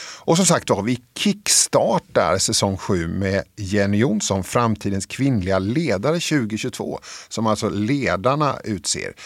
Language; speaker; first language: Swedish; native; Swedish